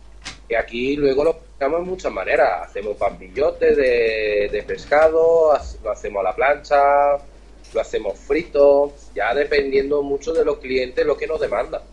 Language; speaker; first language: Spanish; non-native, fluent; Italian